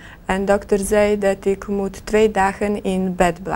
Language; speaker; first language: Dutch; non-native, learner; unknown